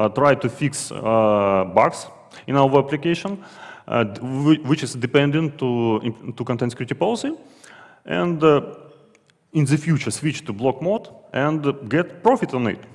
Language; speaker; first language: English; non-native, fluent; Russian